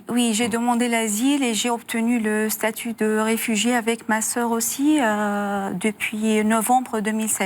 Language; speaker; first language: French; non-native, fluent; Arabic